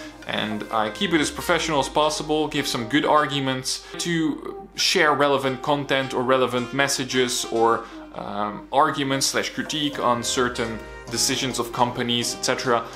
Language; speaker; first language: English; non-native, fluent; Dutch